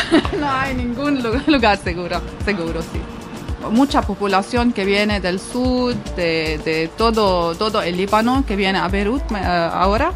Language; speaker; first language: Spanish; non-native, fluent; Arabic